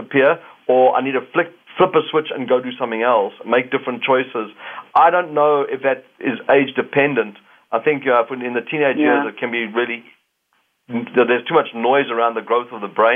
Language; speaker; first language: English; native; English